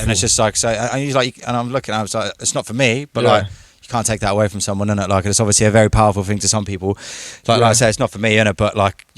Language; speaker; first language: English; native; English